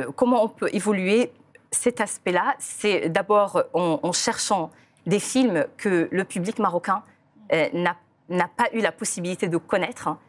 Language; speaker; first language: French; non-native, local second language; Arabic